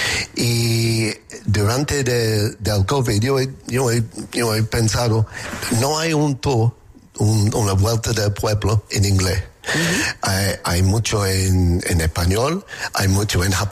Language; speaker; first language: Spanish; non-native, learner; English